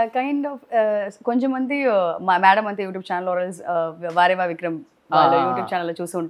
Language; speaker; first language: Telugu; non-native, learner; Tamil